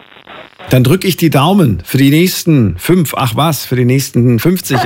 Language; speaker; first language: German; native; German